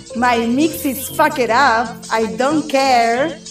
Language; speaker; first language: English; non-native, fluent; Italian